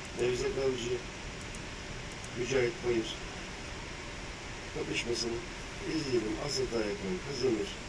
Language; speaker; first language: Turkish; native; Turkish